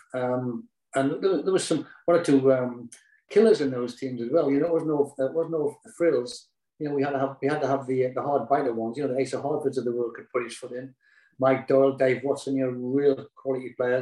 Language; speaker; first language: English; native; English